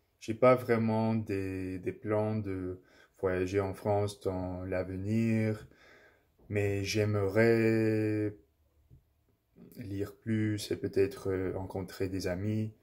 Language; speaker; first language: French; non-native, local second language; English